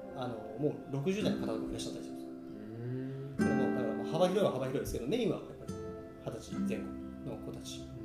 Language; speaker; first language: Japanese; native; Japanese